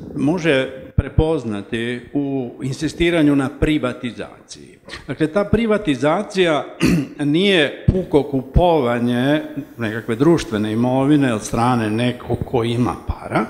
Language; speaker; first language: Croatian; native; Croatian